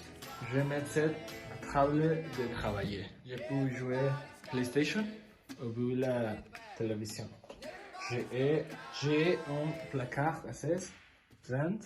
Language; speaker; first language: French; non-native, learner; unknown